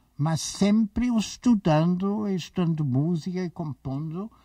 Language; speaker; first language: Portuguese; non-native, fluent; German